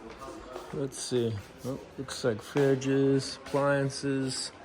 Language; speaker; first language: English; native; English